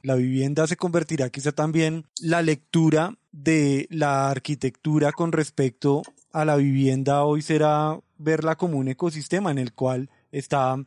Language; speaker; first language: Spanish; native; Spanish